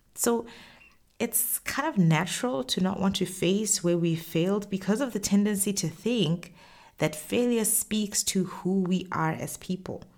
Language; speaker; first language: English; non-native, local second language; Tswana